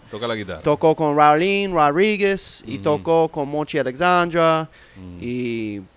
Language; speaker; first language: Spanish; non-native, learner; English